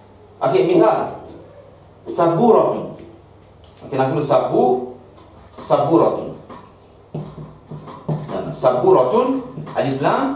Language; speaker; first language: Arabic; non-native, fluent; Malay